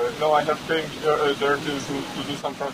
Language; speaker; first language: English; non-native, learner; Polish